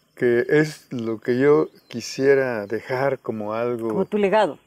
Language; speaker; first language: Spanish; native; Spanish